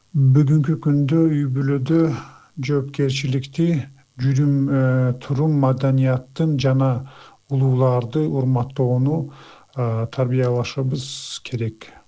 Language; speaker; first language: Kyrgyz; non-native, local second language; Azerbaijani